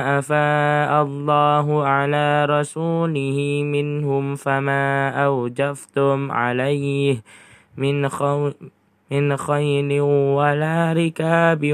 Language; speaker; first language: Arabic; non-native, learner; Indonesian